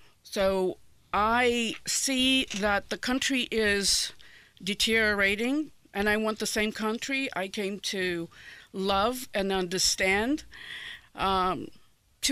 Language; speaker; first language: English; non-native, fluent; Ukrainian